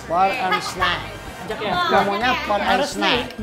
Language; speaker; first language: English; non-native, learner; Indonesian